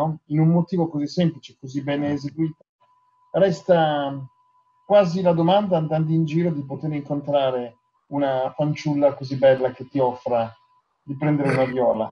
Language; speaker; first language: Italian; native; Italian